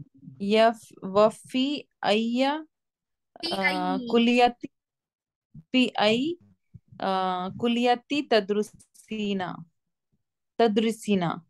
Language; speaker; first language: Arabic; non-native, learner; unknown